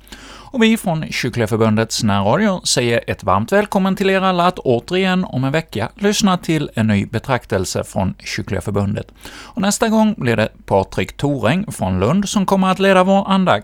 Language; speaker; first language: Swedish; native; Swedish